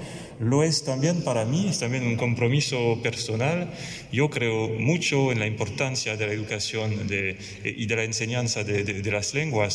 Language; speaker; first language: Spanish; non-native, fluent; French